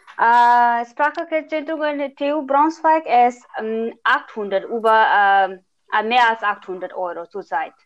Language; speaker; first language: German; non-native, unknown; Nepali